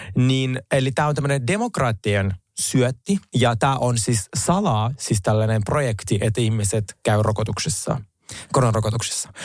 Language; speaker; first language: Finnish; non-native, fluent; Russian